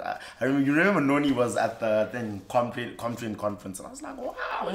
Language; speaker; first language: English; non-native, local second language; Xhosa